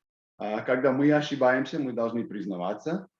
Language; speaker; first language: Russian; non-native, fluent; English